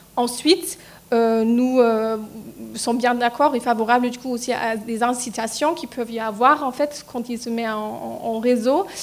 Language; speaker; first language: French; non-native, fluent; German